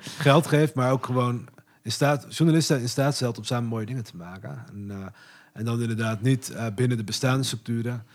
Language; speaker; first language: Dutch; native; Dutch